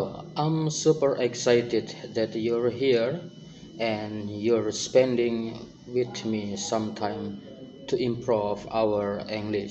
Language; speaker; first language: English; non-native, fluent; Indonesian